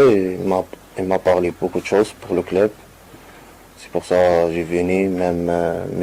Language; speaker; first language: French; non-native, learner; Arabic